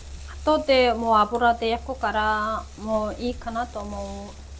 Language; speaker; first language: Japanese; non-native, fluent; Mongolian